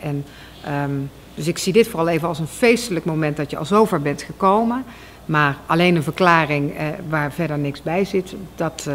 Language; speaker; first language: Dutch; native; Dutch